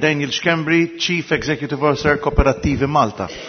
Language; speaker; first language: English; non-native, fluent; Maltese